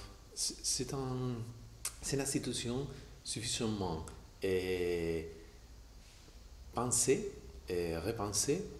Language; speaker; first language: French; non-native, fluent; Spanish